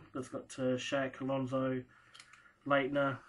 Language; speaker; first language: English; native; English